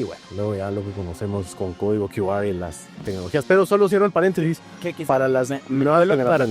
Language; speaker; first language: Spanish; native; Spanish